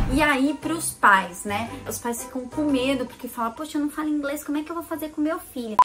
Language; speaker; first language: Portuguese; native; Portuguese